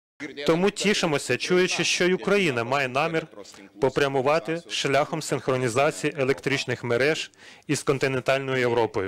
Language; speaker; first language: Ukrainian; non-native, learner; Lithuanian